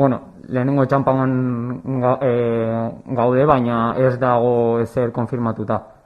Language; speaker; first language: Basque; non-native, local second language; Spanish